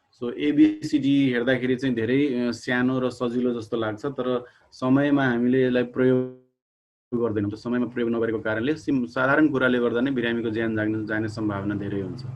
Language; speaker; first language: Nepali; non-native, local second language; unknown